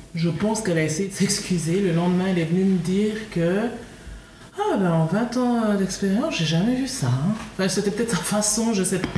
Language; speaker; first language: French; native; French